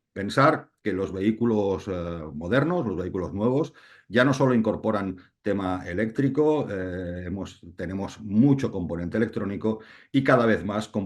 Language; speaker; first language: Spanish; native; Spanish